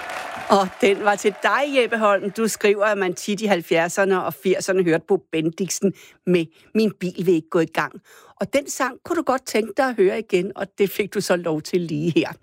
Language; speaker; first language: Danish; native; Danish